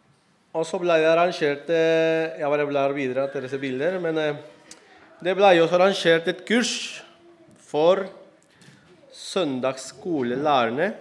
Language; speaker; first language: Norwegian; non-native, fluent; Spanish